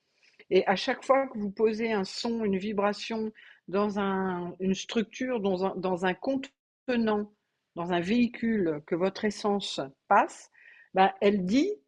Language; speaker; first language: French; native; French